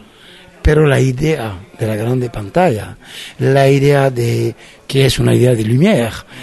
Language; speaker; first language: Spanish; non-native, fluent; French